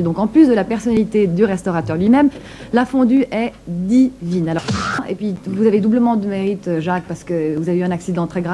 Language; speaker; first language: French; native; French